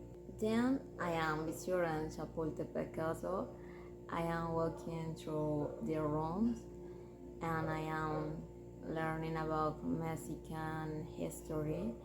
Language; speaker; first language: English; non-native, learner; Spanish